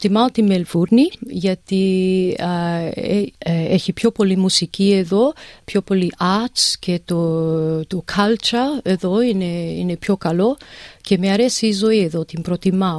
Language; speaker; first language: Greek; early bilingual, heritage; English